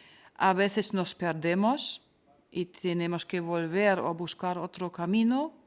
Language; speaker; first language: Spanish; non-native, fluent; German